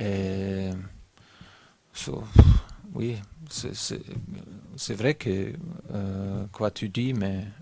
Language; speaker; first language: French; non-native, learner; German